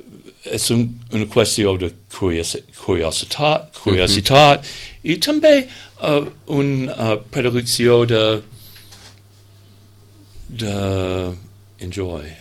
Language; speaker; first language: Catalan; non-native, learner; English